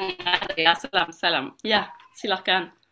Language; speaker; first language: Indonesian; non-native, learner; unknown